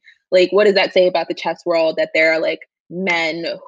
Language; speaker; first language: English; native; English